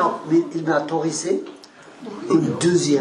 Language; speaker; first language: French; non-native, learner; Spanish